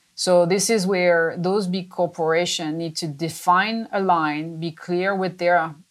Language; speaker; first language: English; non-native, fluent; French